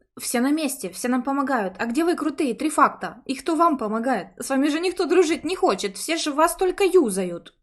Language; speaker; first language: Russian; native; Russian